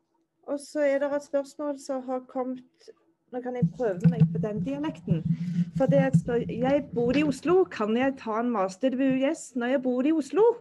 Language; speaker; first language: Norwegian; native; Norwegian